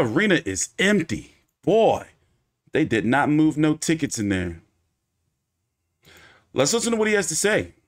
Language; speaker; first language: English; native; English